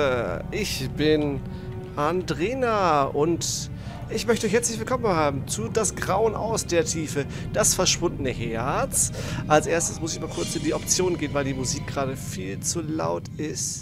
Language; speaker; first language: German; native; German